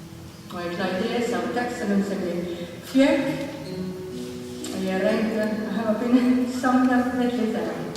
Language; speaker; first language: Icelandic; non-native, learner; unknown